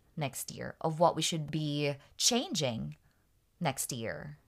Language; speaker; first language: English; non-native, local second language; Waray